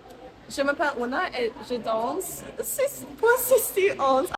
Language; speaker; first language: French; non-native, learner; English